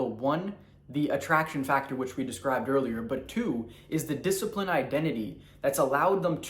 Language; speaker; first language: English; native; English